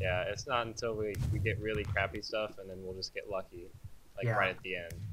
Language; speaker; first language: English; native; English